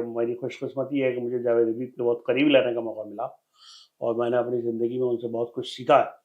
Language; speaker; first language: Urdu; native; Urdu